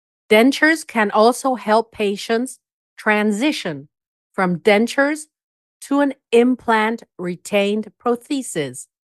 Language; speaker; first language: English; non-native, fluent; German